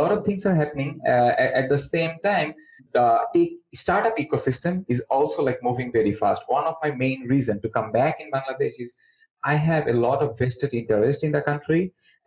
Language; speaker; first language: English; non-native, local second language; Bangla